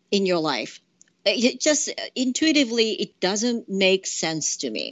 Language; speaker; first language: English; non-native, fluent; Japanese